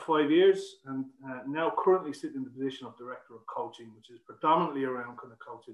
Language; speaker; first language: English; native; English